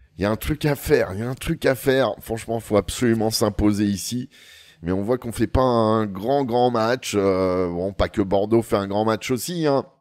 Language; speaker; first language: French; native; French